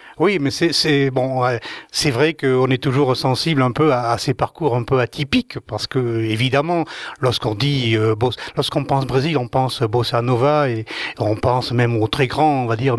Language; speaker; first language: French; native; French